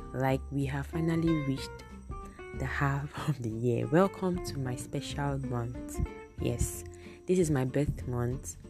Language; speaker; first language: English; non-native, local second language; Igbo